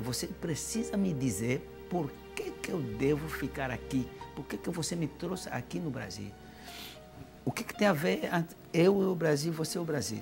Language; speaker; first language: Portuguese; non-native, fluent; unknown